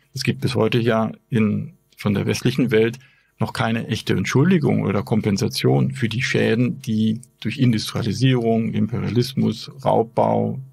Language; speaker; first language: German; native; German